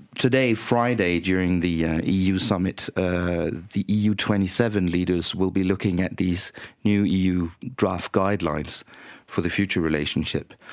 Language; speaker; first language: English; non-native, fluent; Danish